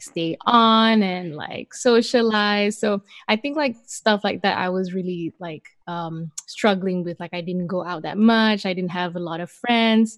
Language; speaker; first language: English; non-native, local second language; Malay